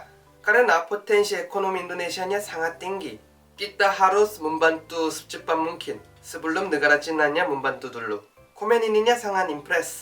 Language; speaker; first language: Indonesian; non-native, learner; Korean